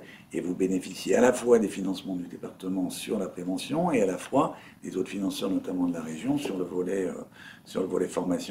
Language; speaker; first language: French; native; French